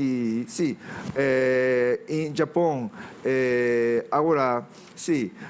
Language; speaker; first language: Portuguese; non-native, fluent; Japanese